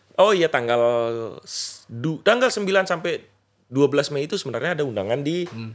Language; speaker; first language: Indonesian; non-native, local second language; Sasak